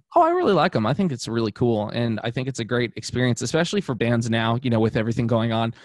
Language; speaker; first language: English; native; English